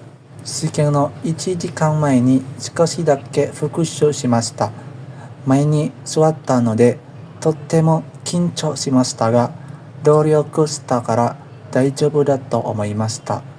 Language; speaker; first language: Japanese; non-native, learner; Indonesian